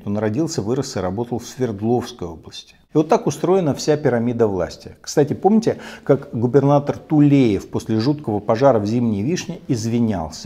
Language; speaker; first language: Russian; native; Russian